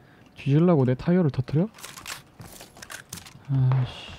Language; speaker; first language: Korean; native; Korean